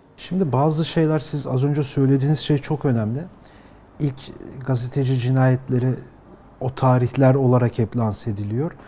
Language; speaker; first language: Turkish; native; Turkish